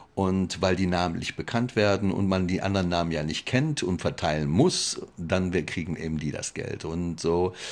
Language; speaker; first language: German; native; German